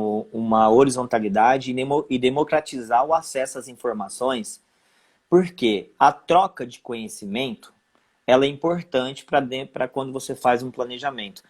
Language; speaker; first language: Portuguese; native; Portuguese